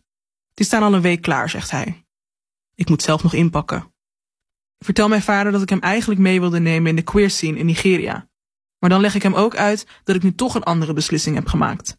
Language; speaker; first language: Dutch; native; Dutch